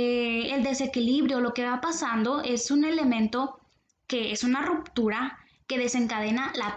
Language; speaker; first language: Spanish; native; Spanish